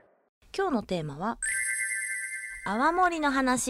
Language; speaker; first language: Japanese; native; Japanese